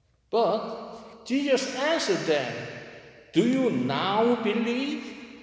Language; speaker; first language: English; non-native, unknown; Korean